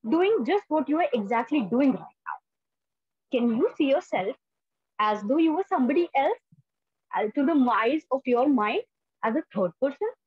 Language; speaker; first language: English; non-native, local second language; Hindi